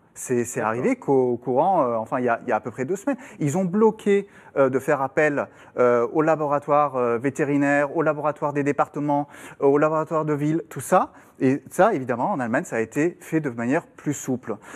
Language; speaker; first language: French; non-native, fluent; German